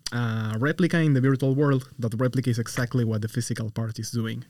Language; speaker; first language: English; non-native, fluent; Spanish